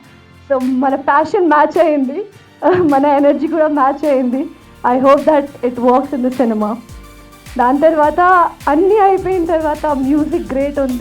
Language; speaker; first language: Telugu; non-native, fluent; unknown